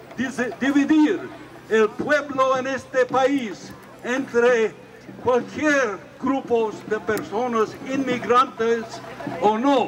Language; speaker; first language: Spanish; non-native, fluent; English